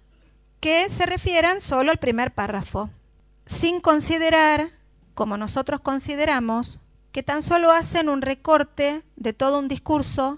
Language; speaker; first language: Spanish; native; Spanish